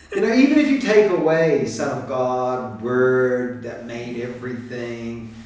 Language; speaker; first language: English; native; English